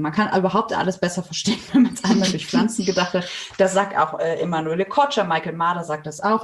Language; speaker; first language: German; native; German